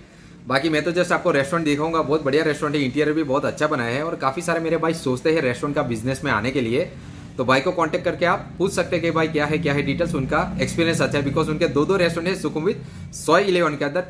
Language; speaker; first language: Hindi; native; Hindi